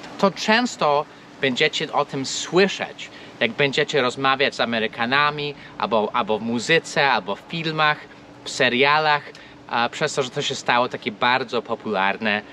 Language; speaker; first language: Polish; non-native, fluent; English